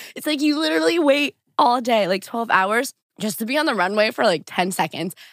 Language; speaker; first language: English; early bilingual, other home language; Portuguese